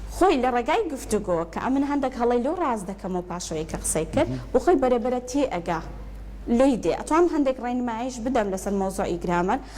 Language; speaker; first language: Central Kurdish; early bilingual, heritage; Central Kurdish